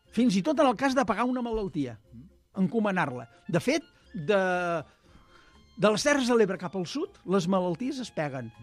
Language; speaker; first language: Catalan; native; Catalan